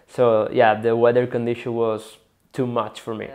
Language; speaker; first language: English; non-native, learner; Italian